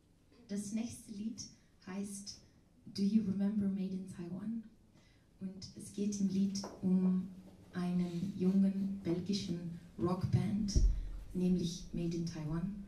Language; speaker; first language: German; non-native, learner; Dutch